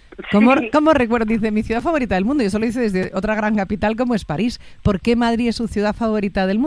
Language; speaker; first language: Spanish; native; Spanish